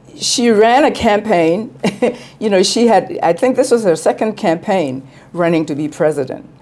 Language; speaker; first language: English; native; English